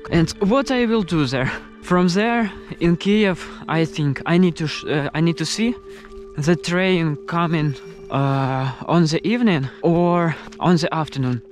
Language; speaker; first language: English; non-native, learner; Russian